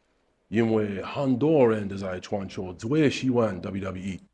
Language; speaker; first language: Chinese; non-native, learner; English